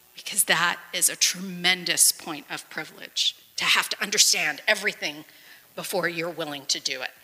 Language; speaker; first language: English; early bilingual, other home language; Spanish